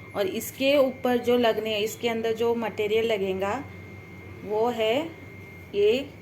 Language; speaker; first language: Hindi; non-native, local second language; Marathi